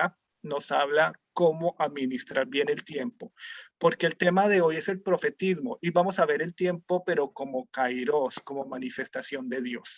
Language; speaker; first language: Spanish; native; Spanish